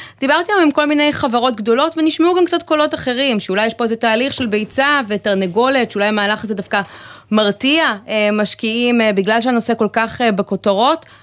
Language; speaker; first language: Hebrew; native; Hebrew